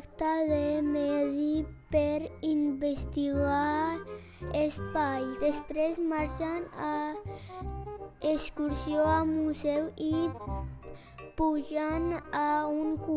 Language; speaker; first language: Catalan; non-native, learner; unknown